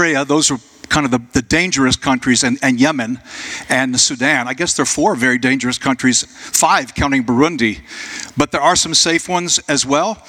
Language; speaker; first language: English; native; English